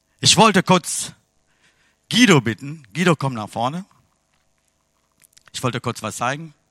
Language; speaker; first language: German; non-native, fluent; Tamil